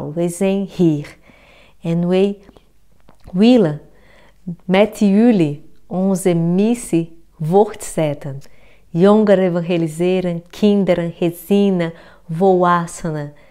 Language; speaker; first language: Dutch; non-native, fluent; Portuguese